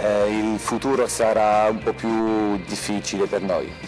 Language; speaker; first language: Italian; non-native, fluent; French